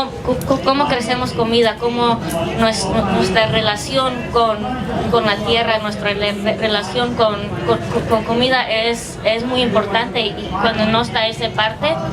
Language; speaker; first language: Spanish; early bilingual, heritage; English